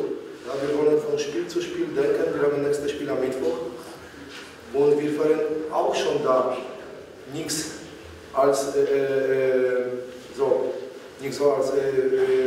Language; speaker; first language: German; non-native, learner; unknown